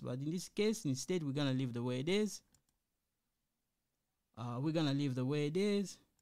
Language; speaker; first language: English; non-native, fluent; Lingala